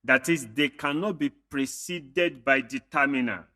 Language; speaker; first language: English; non-native, local second language; Yoruba